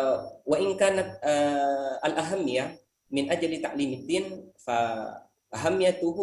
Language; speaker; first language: Arabic; non-native, fluent; Indonesian